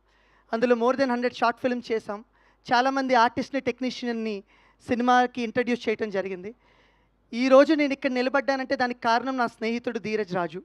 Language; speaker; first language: Telugu; native; Telugu